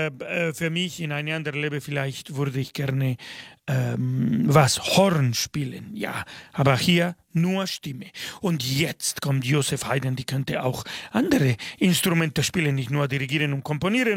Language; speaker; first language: German; non-native, fluent; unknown